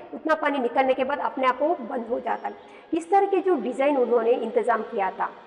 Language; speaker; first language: Hindi; non-native, local second language; Kannada